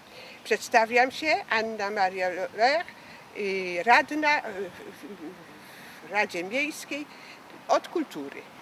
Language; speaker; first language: Polish; early bilingual, heritage; French